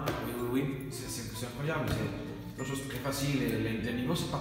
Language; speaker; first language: French; non-native, learner; Spanish